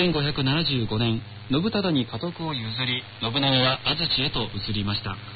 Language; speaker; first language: Japanese; non-native, fluent; Chinese